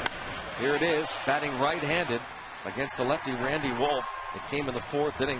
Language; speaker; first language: English; native; English